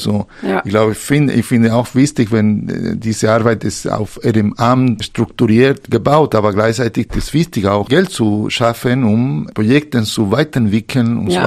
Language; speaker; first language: German; non-native, fluent; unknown